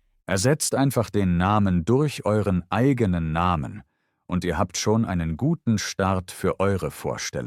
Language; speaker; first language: German; native; German